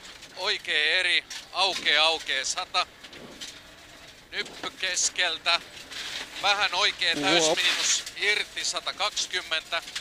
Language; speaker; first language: Finnish; native; Finnish